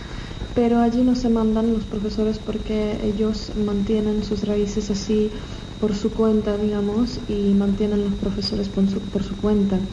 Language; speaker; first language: Spanish; non-native, fluent; Czech